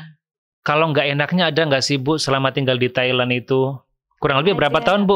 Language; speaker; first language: Indonesian; native; Indonesian